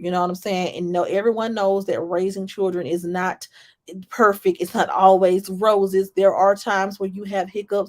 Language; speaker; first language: English; native; English